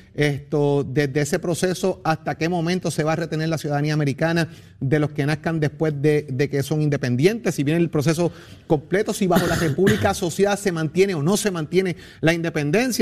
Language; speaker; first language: Spanish; native; Spanish